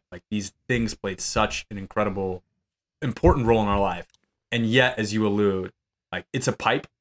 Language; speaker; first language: English; native; English